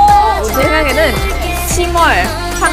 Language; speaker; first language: Korean; non-native, fluent; Indonesian